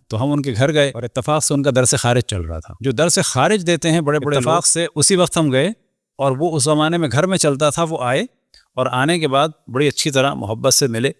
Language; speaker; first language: Urdu; native; Urdu